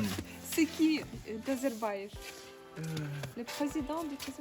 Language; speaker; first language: French; non-native, learner; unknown